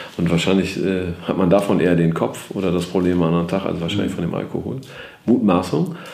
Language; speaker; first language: German; native; German